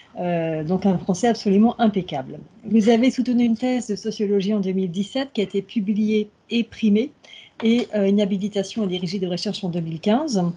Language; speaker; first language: French; native; French